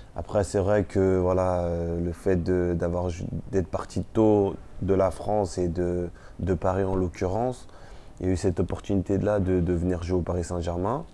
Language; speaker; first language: French; early bilingual, other home language; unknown